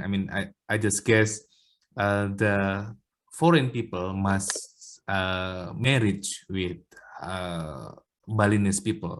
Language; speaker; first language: English; non-native, learner; Indonesian